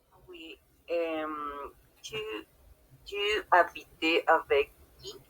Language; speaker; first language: French; non-native, learner; Spanish